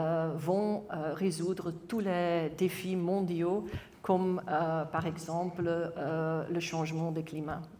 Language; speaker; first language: French; non-native, local second language; Dutch